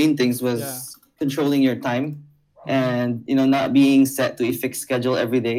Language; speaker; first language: English; non-native, local second language; Hiligaynon